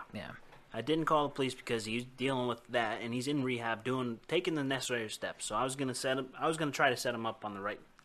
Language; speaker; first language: English; native; English